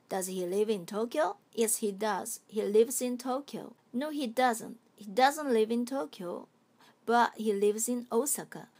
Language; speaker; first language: English; non-native, fluent; Japanese